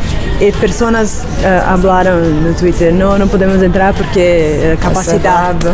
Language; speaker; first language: Spanish; non-native, learner; Portuguese